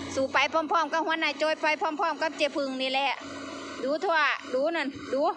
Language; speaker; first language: Thai; non-native, local second language; Khmer